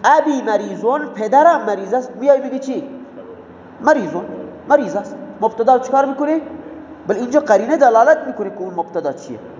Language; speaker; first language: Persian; non-native, local second language; Baluchi